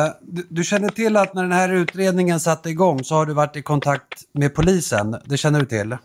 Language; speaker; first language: Swedish; native; Swedish